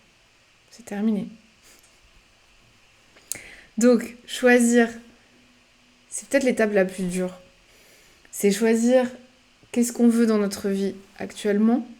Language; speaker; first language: French; native; French